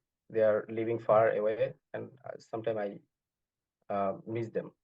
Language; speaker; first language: English; non-native, learner; Bangla